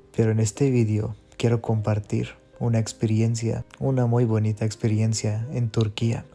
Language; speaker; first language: Spanish; non-native, fluent; Urdu